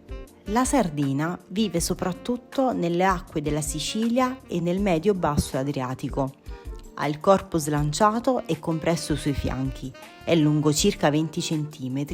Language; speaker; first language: Italian; native; Italian